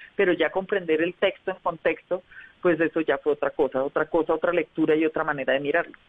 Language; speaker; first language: Spanish; native; Spanish